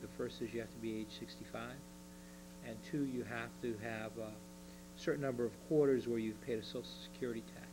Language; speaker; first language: English; native; English